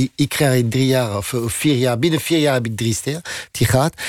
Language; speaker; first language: Dutch; non-native, learner; French